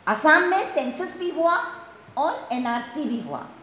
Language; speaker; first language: Hindi; non-native, local second language; Gujarati